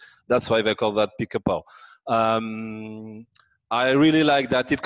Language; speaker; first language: English; non-native, fluent; French